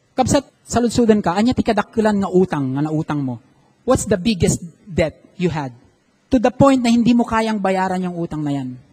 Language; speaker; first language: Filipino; non-native, local second language; Iloko